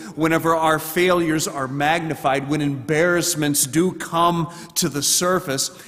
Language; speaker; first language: English; native; English